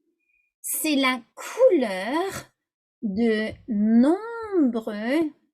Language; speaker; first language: French; non-native, fluent; English